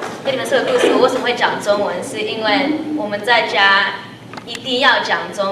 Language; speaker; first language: Chinese; early bilingual, heritage; Chinese